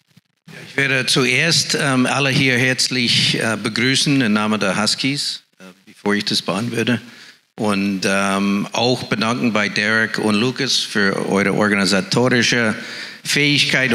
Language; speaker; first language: German; non-native, fluent; English